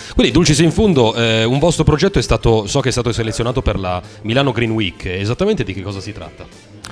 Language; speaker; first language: Italian; native; Italian